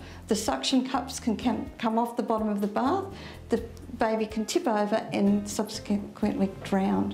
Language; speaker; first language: English; native; English